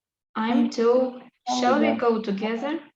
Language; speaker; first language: English; non-native, learner; Russian